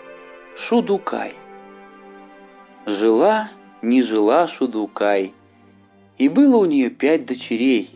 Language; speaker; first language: Russian; native; Russian